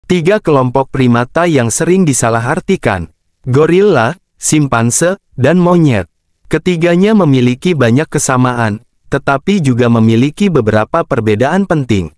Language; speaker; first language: Indonesian; native; Indonesian